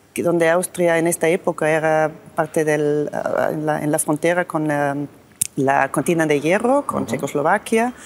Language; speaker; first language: Spanish; non-native, fluent; German